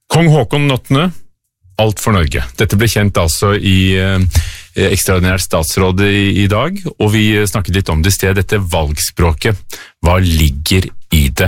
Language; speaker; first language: Norwegian; native; Norwegian